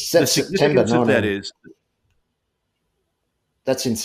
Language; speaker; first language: English; native; English